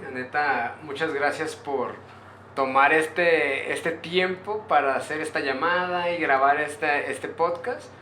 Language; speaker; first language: Spanish; native; Spanish